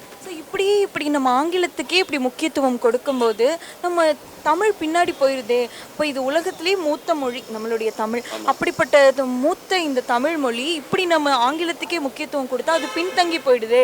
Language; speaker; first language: Tamil; native; Tamil